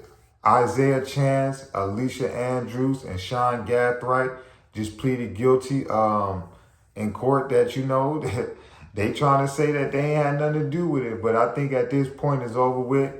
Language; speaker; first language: English; native; English